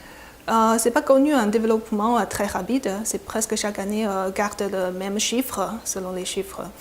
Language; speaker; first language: French; non-native, fluent; Chinese